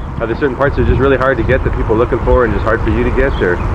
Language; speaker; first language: English; native; English